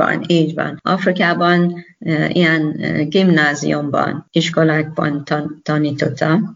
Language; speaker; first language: Hungarian; non-native, learner; Persian